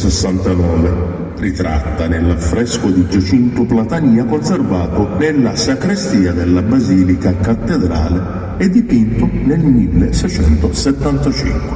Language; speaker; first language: Italian; native; Italian